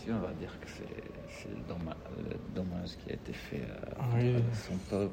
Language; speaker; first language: French; non-native, learner; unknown